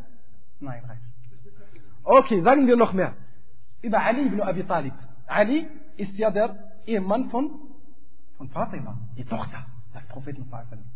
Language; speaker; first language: German; non-native, fluent; Arabic